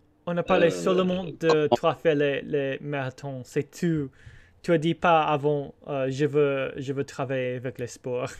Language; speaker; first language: French; non-native, learner; English